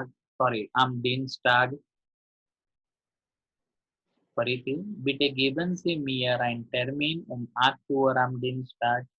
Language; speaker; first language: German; non-native, learner; Gujarati